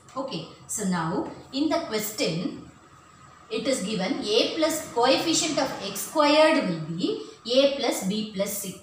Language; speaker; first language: English; non-native, local second language; Tamil